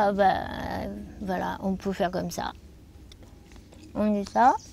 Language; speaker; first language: French; non-native, fluent; Japanese